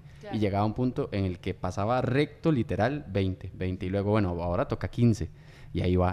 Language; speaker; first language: Spanish; native; Spanish